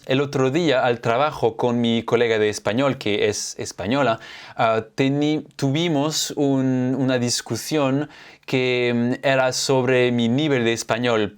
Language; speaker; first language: Spanish; non-native, fluent; French